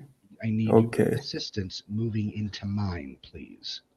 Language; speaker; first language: English; native; English